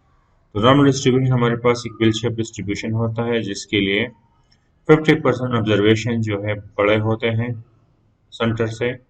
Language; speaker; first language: Hindi; non-native, local second language; Punjabi